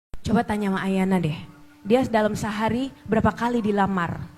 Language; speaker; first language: Indonesian; native; Indonesian